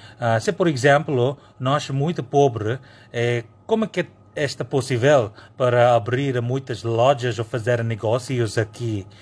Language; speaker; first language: Portuguese; non-native, learner; Bangla